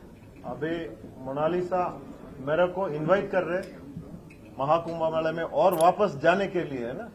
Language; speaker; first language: Hindi; non-native, local second language; Malayalam